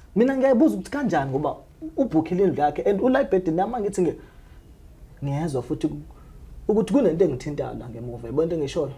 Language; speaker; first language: Zulu; non-native, local second language; Xhosa